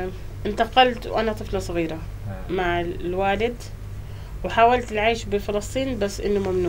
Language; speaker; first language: Arabic; native; Arabic